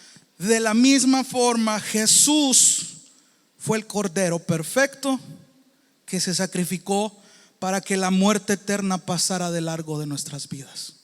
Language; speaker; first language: Spanish; native; Spanish